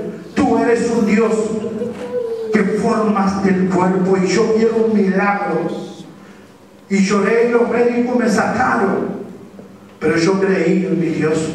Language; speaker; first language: Spanish; native; Spanish